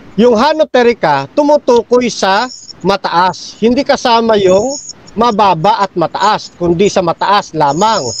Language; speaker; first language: Filipino; native; Filipino